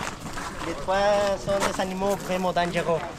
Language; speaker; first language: French; non-native, learner; Spanish